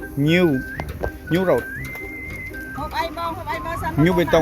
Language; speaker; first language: English; non-native, learner; Khmer